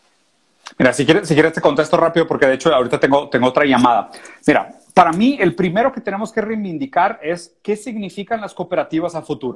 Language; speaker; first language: Spanish; native; Spanish